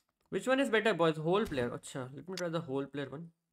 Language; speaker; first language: English; non-native, local second language; Hindi